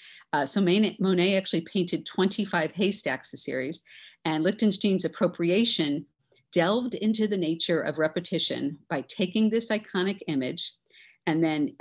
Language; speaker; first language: English; native; English